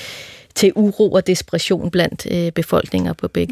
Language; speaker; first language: Danish; native; Danish